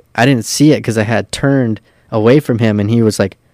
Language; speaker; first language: English; native; English